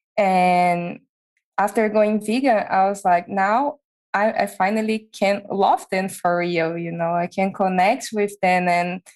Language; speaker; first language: English; non-native, fluent; Portuguese